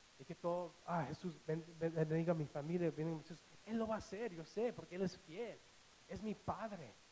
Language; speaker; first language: Spanish; non-native, fluent; English